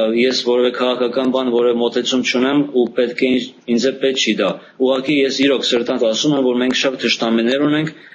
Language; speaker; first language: Armenian; early bilingual, heritage; Armenian